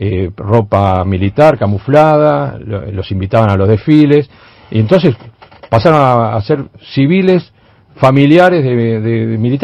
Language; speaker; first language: Spanish; native; Spanish